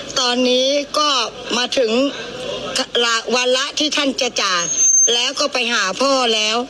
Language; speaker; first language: Thai; native; Thai